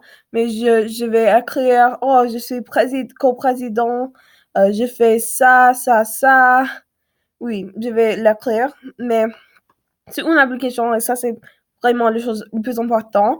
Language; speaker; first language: French; non-native, learner; English